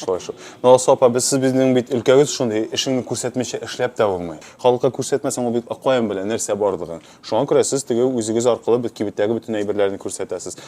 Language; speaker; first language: Tatar; native; Tatar